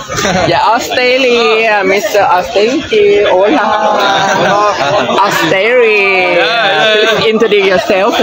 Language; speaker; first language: English; non-native, learner; Thai